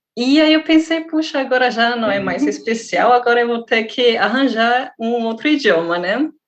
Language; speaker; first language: Portuguese; non-native, fluent; German